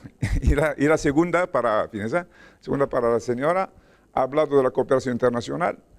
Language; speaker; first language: Spanish; non-native, fluent; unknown